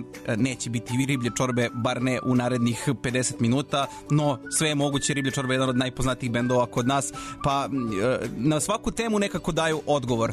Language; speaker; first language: Serbian; native; Serbian